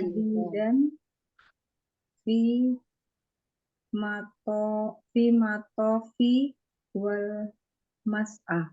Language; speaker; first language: Arabic; non-native, learner; Indonesian